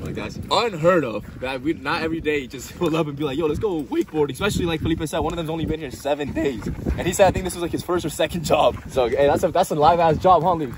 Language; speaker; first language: English; early bilingual, other home language; Spanish